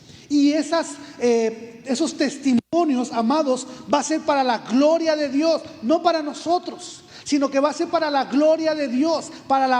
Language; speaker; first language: Spanish; native; Spanish